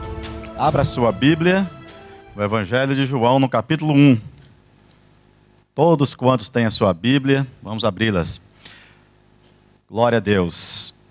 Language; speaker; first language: Portuguese; native; Portuguese